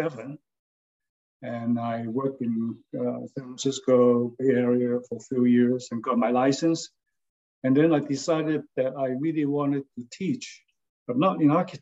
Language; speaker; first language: English; non-native, local second language; Cantonese